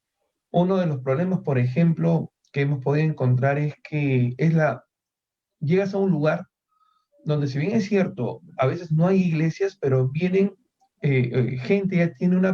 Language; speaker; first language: Spanish; native; Spanish